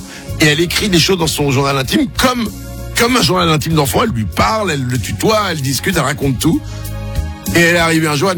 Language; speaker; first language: French; native; French